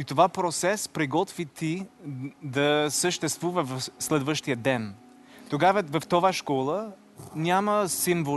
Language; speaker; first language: Bulgarian; non-native, learner; English